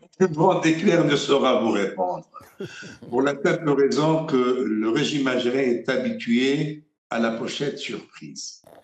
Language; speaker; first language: French; non-native, local second language; Arabic